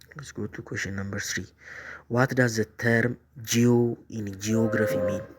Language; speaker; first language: English; non-native, local second language; Amharic